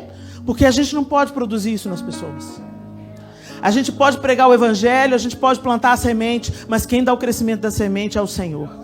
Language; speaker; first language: Portuguese; native; Portuguese